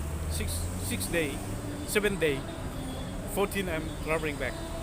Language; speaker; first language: English; non-native, learner; Thai